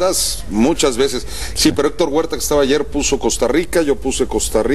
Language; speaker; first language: Spanish; native; Spanish